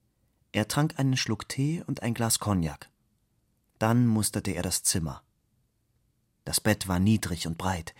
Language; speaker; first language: German; native; German